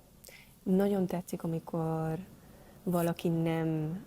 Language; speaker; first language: Hungarian; non-native, learner; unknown